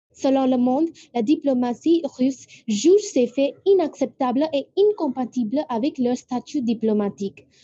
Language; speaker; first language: French; non-native, fluent; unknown